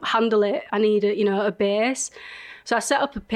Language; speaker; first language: English; native; English